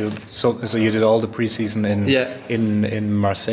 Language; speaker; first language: English; non-native, fluent; German